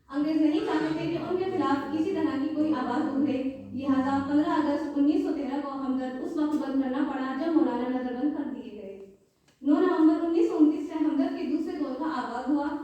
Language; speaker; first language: Urdu; native; Urdu